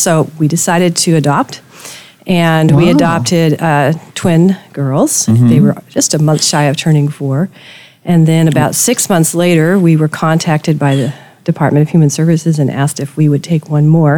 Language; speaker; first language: English; native; English